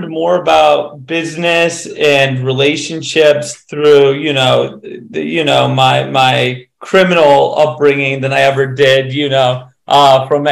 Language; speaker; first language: English; native; English